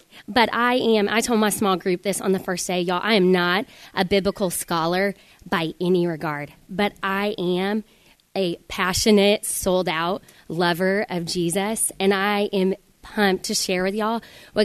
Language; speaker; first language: English; native; English